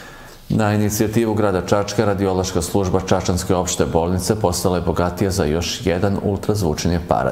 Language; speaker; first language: Serbian; native; Serbian